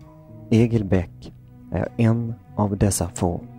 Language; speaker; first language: Swedish; native; Swedish